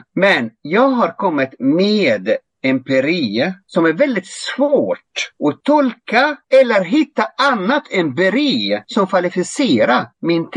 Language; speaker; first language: Swedish; non-native, fluent; Arabic